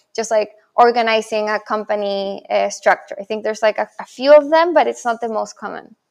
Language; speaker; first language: English; non-native, fluent; Spanish